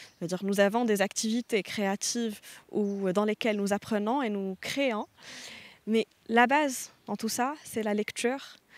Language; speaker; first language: French; non-native, local second language; Arabic